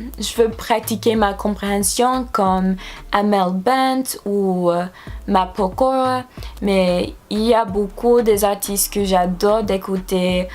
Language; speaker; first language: French; non-native, learner; English